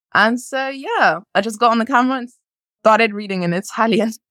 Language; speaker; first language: English; early bilingual, other home language; French